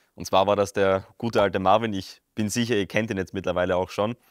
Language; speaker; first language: German; native; German